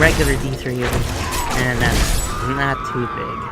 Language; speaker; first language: English; native; English